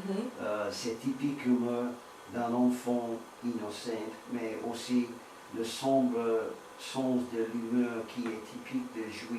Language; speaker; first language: French; non-native, learner; English